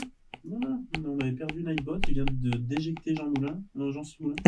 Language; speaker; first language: French; native; French